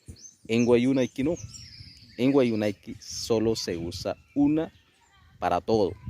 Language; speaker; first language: Spanish; non-native, local second language; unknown